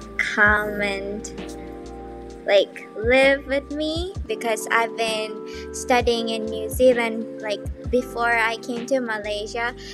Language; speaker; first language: English; non-native, fluent; Japanese